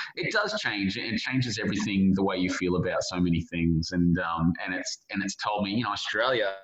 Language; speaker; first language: English; native; English